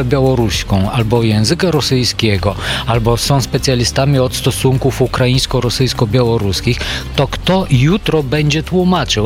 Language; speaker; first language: Polish; non-native, fluent; Bulgarian